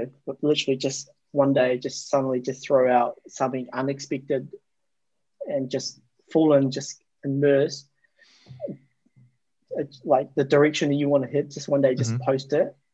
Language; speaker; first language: English; native; English